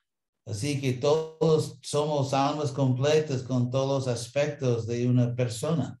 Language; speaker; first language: Spanish; non-native, fluent; English